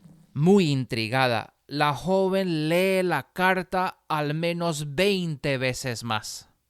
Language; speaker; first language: Spanish; non-native, fluent; English